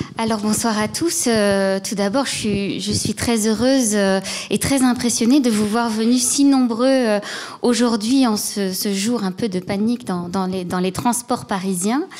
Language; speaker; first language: French; native; French